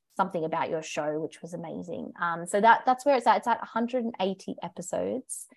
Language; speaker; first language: English; native; English